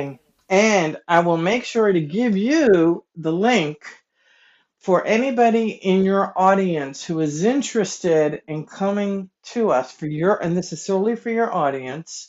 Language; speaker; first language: English; native; English